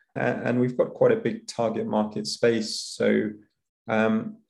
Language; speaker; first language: English; native; English